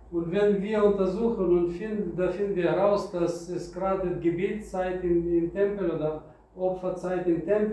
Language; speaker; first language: German; non-native, fluent; Russian